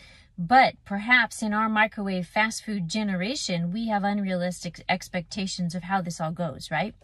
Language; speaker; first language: English; native; English